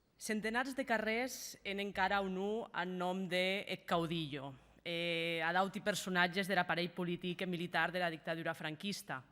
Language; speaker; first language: Occitan; native; Occitan